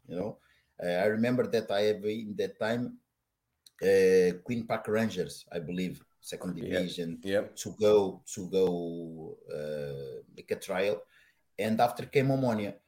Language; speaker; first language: English; non-native, learner; Portuguese